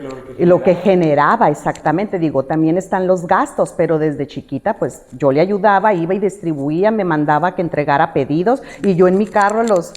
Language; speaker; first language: Spanish; native; Spanish